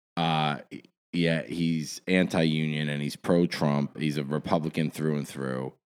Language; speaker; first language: English; native; English